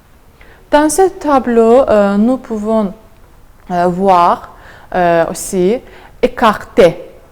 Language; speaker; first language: French; non-native, fluent; Azerbaijani